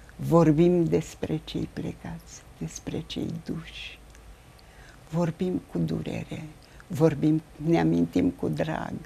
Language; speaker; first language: Romanian; native; Romanian